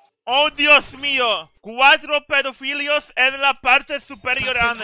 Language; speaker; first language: Spanish; non-native, learner; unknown